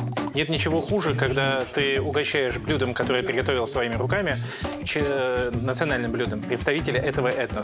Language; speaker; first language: Russian; native; Russian